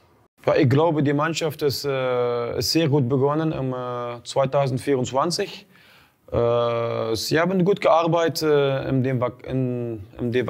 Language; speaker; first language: German; non-native, learner; Dutch